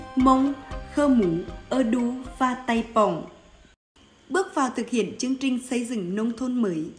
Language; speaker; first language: Vietnamese; non-native, local second language; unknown